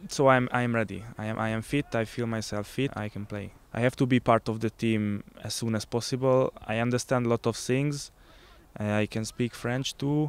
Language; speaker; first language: English; non-native, fluent; Hungarian